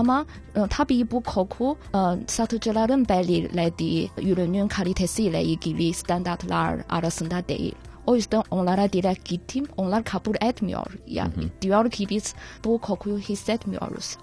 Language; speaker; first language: Turkish; non-native, fluent; Chinese